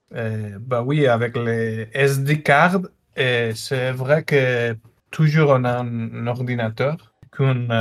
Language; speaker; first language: French; non-native, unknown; Spanish